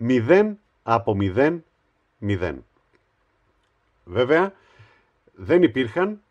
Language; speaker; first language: Greek; native; Greek